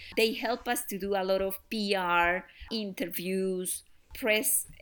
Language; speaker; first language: English; non-native, fluent; Spanish